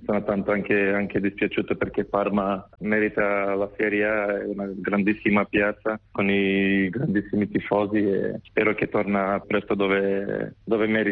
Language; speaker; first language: Italian; non-native, fluent; Macedonian